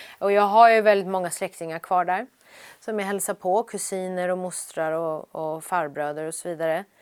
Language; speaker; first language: Swedish; early bilingual, other home language; Persian